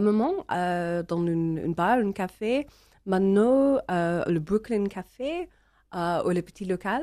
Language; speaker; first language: French; non-native, learner; English